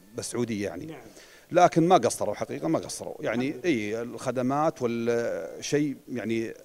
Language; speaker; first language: Arabic; native; Arabic